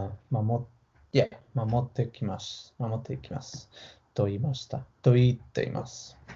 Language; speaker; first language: Japanese; non-native, learner; English